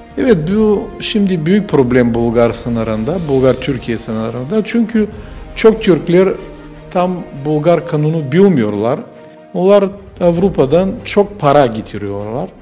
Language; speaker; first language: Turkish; non-native, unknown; Bulgarian